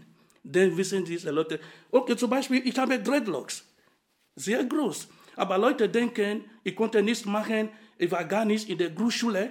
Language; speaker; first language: German; non-native, fluent; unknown